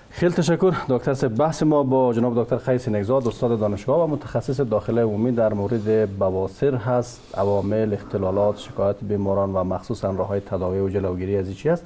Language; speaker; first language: Persian; native; Persian